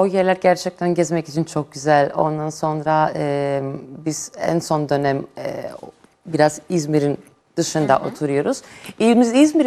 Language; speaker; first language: Turkish; non-native, fluent; Greek